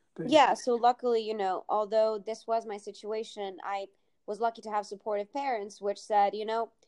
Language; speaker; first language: English; early bilingual, other home language; Italian